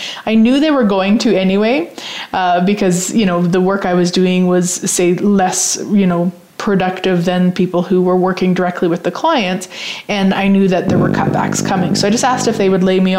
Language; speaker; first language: English; native; English